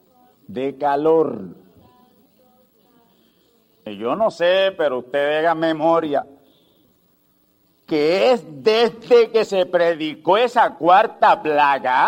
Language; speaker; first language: Spanish; native; Spanish